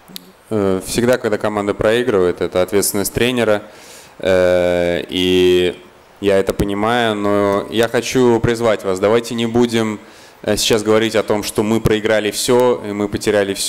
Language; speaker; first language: Russian; native; Russian